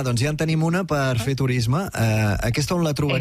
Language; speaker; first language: Catalan; native; Catalan